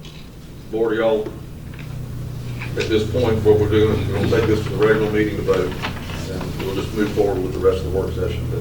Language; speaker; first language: English; native; English